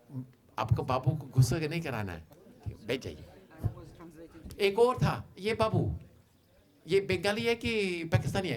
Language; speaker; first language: Hindi; non-native, fluent; English